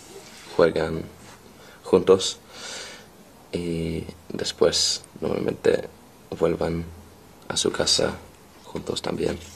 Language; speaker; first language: Spanish; non-native, learner; English